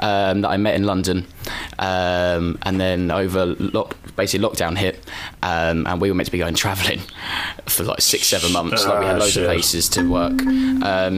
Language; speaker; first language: English; native; English